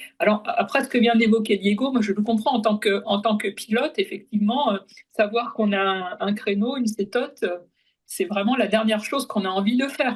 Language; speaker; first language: French; native; French